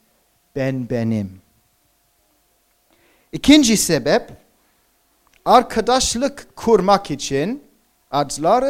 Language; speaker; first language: Turkish; non-native, fluent; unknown